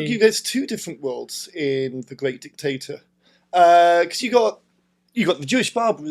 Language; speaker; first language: English; native; English